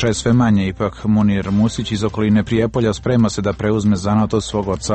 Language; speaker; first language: Croatian; native; Croatian